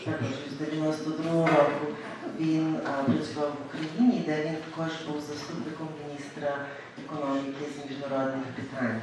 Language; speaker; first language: Ukrainian; early bilingual, heritage; Ukrainian